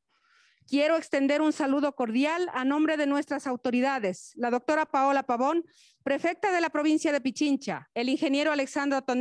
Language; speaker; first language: Spanish; native; Spanish